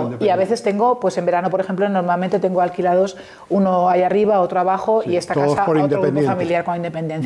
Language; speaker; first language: Spanish; native; Spanish